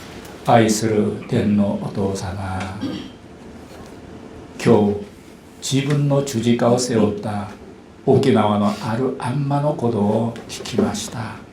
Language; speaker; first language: Japanese; non-native, fluent; Korean